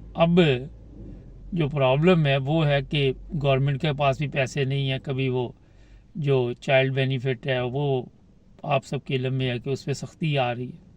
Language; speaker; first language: Urdu; non-native, local second language; Punjabi